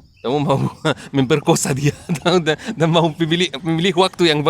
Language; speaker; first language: Indonesian; non-native, learner; Arabic